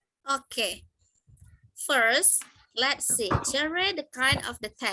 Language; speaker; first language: English; non-native, fluent; Indonesian